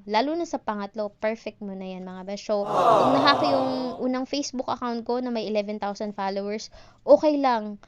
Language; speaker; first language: Filipino; native; Filipino